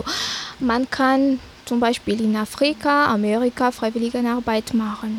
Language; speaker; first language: German; non-native, fluent; Malagasy